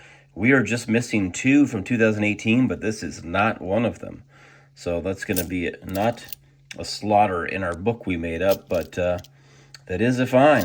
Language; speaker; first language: English; native; English